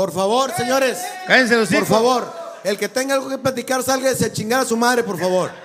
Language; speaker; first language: Spanish; native; Spanish